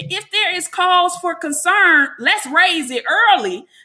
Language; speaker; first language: English; native; English